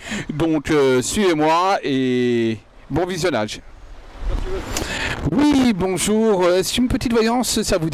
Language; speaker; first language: French; native; French